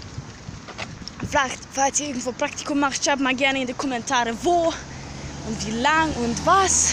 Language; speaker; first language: German; early bilingual, other home language; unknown